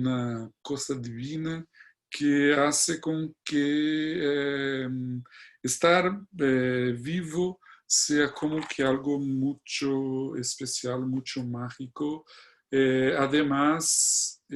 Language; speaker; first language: Spanish; non-native, fluent; Portuguese